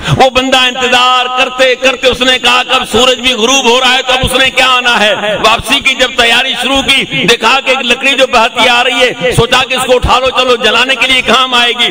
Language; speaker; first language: Urdu; non-native, local second language; Sindhi